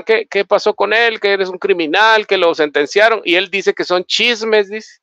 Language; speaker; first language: Spanish; native; Spanish